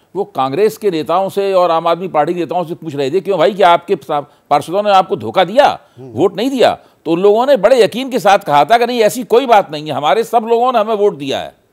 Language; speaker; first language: Hindi; native; Hindi